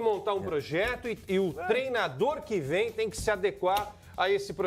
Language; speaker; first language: Portuguese; native; Portuguese